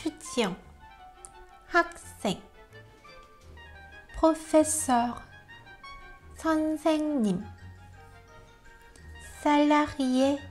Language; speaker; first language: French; non-native, fluent; Korean